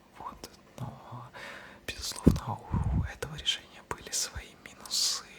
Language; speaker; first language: Russian; native; Russian